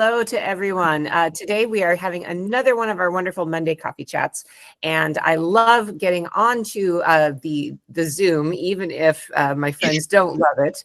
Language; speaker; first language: English; non-native, fluent; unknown